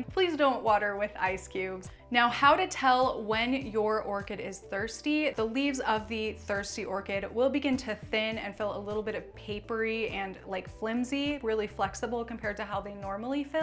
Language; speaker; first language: English; native; English